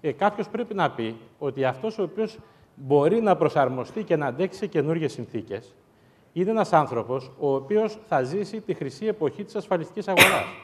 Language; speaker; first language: Greek; native; Greek